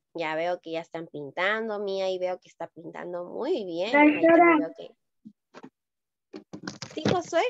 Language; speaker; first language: Spanish; native; Spanish